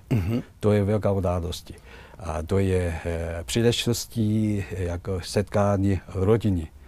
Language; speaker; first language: Czech; non-native, fluent; Chinese